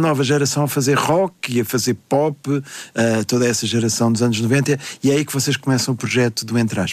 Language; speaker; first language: Portuguese; native; Portuguese